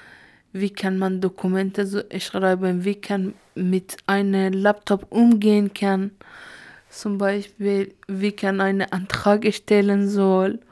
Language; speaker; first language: German; non-native, learner; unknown